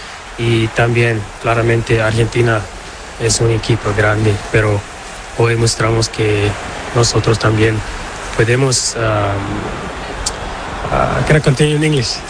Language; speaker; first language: Spanish; non-native, learner; Portuguese